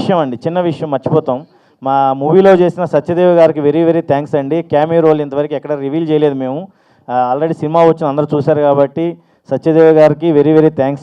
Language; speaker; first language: Telugu; native; Telugu